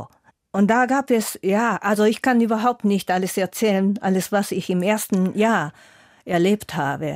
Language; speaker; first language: German; non-native, fluent; Japanese